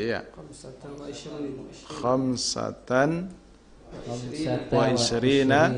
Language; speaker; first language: Arabic; non-native, fluent; Indonesian